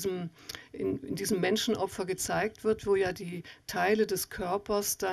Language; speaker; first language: German; native; German